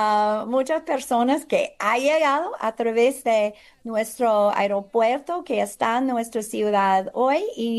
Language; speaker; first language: Spanish; non-native, fluent; English